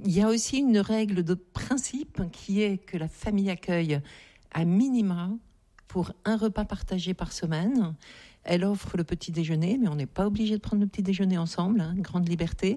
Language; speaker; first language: French; native; French